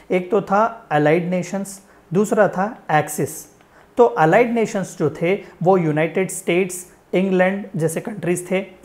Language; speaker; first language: Hindi; non-native, local second language; Telugu